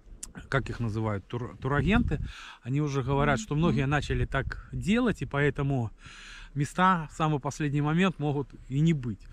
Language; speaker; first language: Russian; native; Russian